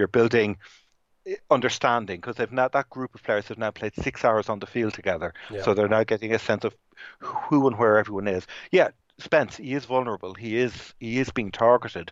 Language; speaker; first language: English; native; English